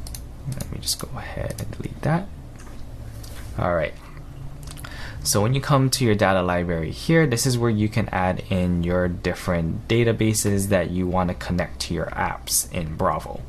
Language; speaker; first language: English; native; English